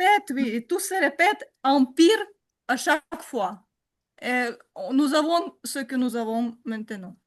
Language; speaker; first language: French; non-native, learner; Ukrainian